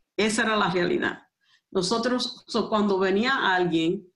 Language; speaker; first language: Spanish; early bilingual, heritage; Spanish